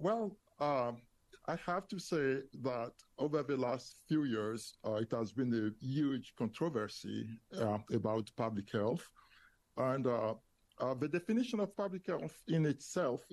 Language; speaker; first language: English; non-native, fluent; French